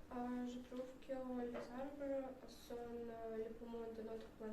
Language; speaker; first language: French; non-native, learner; Russian